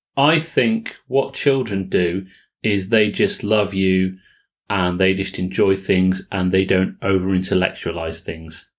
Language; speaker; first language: English; native; English